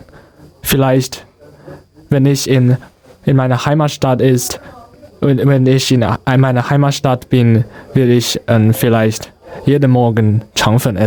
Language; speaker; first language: German; non-native, learner; Chinese